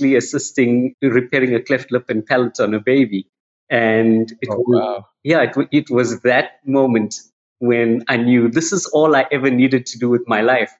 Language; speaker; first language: English; native; English